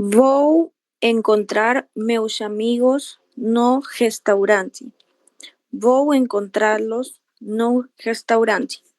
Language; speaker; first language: Portuguese; non-native, learner; Spanish